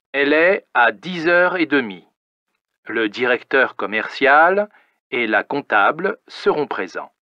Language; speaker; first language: French; native; French